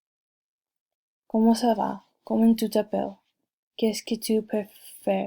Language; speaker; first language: French; non-native, learner; English